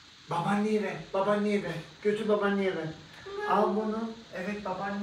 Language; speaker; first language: Polish; non-native, learner; Turkish